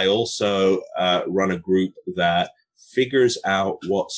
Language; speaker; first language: English; native; English